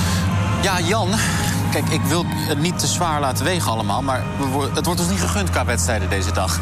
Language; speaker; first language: Dutch; native; Dutch